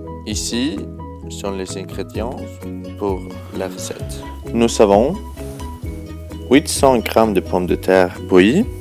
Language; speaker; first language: French; non-native, learner; Swedish